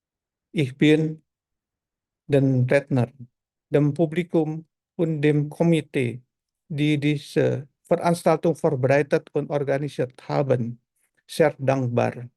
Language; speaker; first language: German; non-native, learner; Indonesian